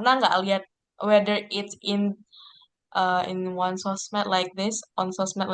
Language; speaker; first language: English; non-native, fluent; Indonesian